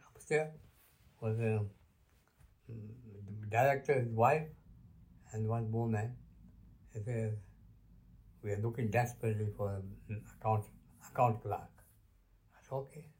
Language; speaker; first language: English; non-native, local second language; Luo (Kenya and Tanzania)